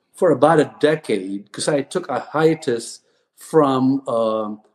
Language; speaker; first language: English; non-native, local second language; Cebuano